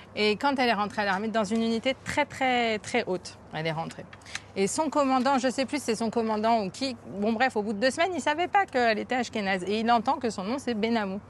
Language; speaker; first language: French; native; French